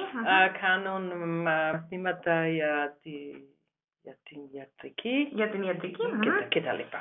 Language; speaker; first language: Greek; non-native, fluent; German